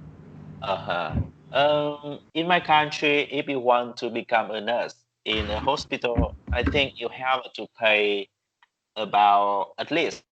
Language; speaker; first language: English; non-native, learner; Vietnamese